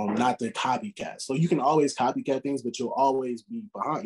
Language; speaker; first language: English; native; English